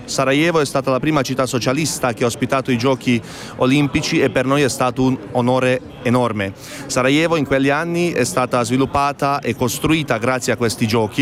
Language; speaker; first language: Italian; non-native, fluent; Bosnian